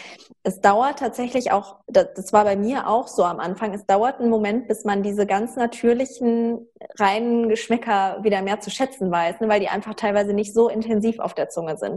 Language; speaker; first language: German; native; German